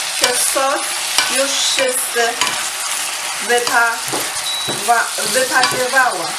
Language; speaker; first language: Polish; non-native, learner; Chinese